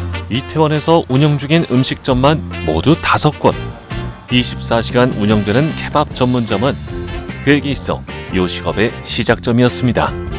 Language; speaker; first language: Korean; native; Korean